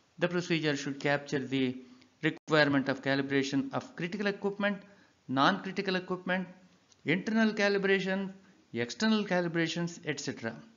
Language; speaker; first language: English; non-native, local second language; Telugu